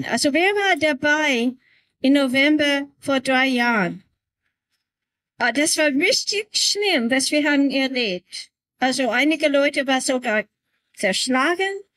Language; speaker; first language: German; non-native, learner; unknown